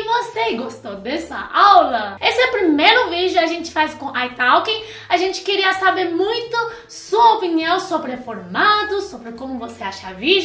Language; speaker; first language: Portuguese; non-native, fluent; Chinese